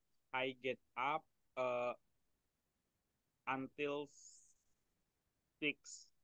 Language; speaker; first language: English; non-native, learner; Indonesian